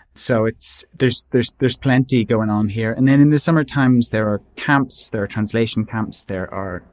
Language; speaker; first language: English; native; English